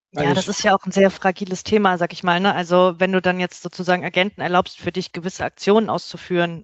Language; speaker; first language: German; native; German